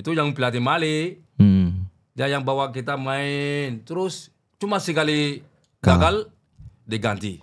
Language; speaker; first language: Indonesian; non-native, learner; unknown